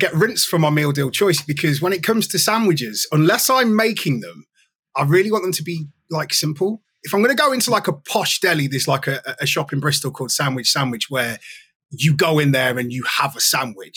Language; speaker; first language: English; native; English